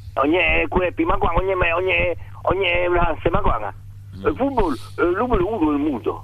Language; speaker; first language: Spanish; native; Spanish